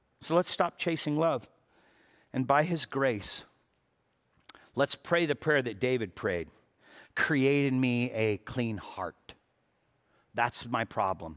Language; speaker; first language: English; native; English